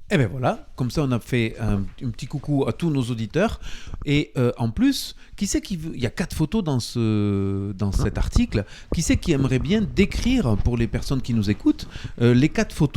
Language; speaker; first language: French; native; French